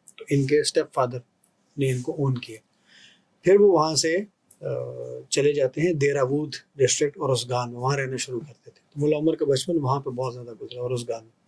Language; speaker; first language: Urdu; non-native, local second language; Pashto